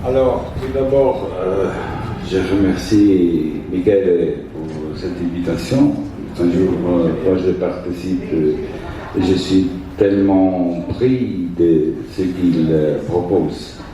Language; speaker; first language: French; non-native, fluent; Italian